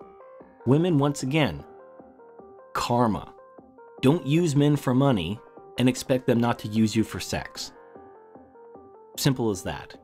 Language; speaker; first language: English; native; English